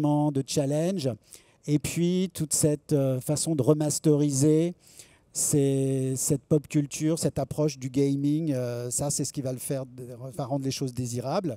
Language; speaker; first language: French; native; French